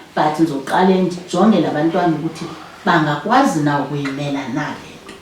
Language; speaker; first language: Zulu; non-native, local second language; Xhosa